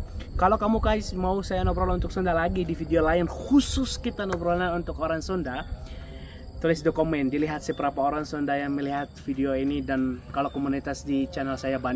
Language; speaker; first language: Indonesian; non-native, fluent; Arabic